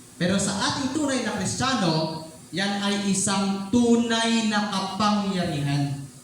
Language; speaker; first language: Filipino; non-native, local second language; Cebuano